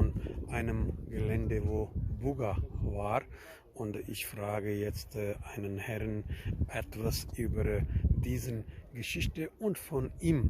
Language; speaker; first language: German; non-native, learner; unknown